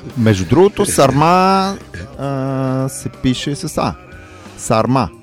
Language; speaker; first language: Bulgarian; native; Bulgarian